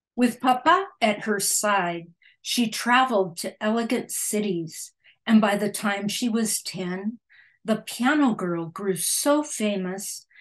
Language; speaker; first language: English; early bilingual, other home language; Spanish